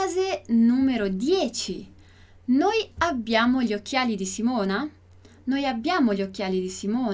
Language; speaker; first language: Italian; non-native, fluent; Portuguese